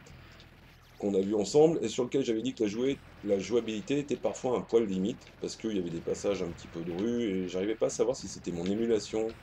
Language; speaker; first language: French; native; French